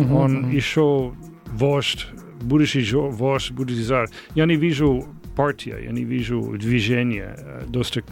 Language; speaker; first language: Russian; non-native, learner; English